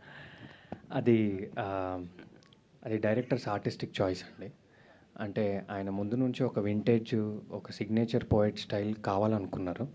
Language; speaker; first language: Telugu; native; Telugu